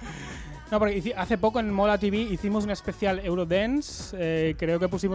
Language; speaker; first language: Spanish; non-native, local second language; Catalan